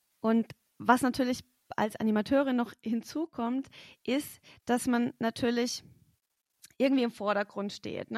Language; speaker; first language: German; native; German